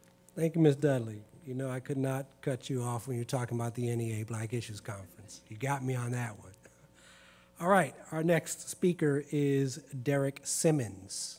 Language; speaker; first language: English; native; English